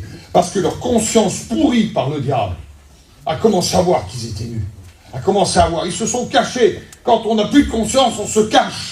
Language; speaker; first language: French; native; French